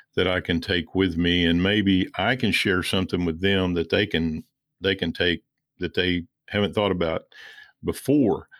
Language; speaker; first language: English; native; English